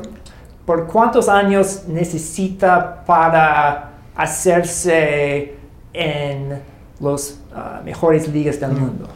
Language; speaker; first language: Spanish; non-native, fluent; English